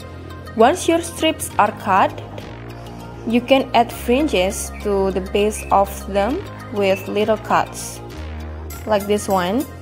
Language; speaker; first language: English; non-native, fluent; Indonesian